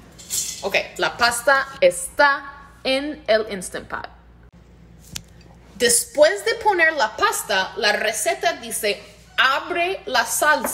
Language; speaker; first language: Spanish; non-native, learner; English